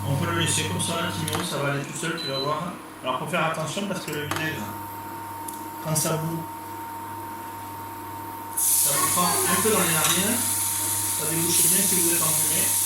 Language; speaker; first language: French; native; French